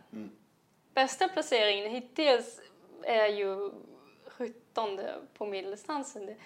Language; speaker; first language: Swedish; non-native, fluent; German